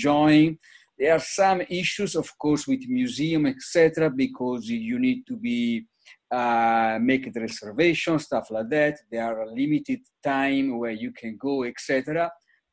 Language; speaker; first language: English; non-native, fluent; Italian